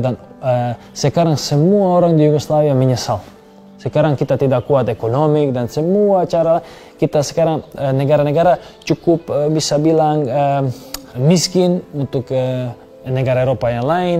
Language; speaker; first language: Indonesian; non-native, fluent; Serbian